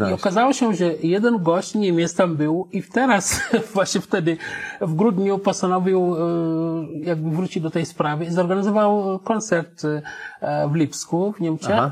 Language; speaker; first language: Polish; non-native, fluent; Wolof